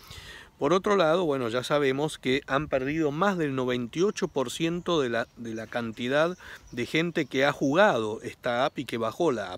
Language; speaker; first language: Spanish; native; Spanish